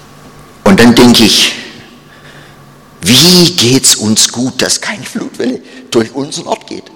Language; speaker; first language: German; non-native, fluent; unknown